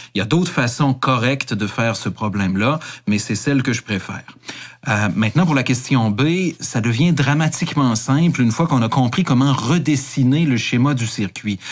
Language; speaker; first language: French; native; French